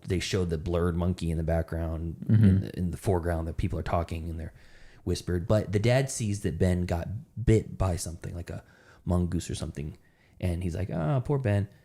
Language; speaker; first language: English; native; English